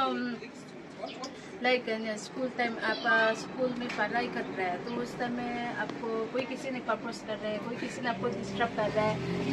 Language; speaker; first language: Hindi; non-native, local second language; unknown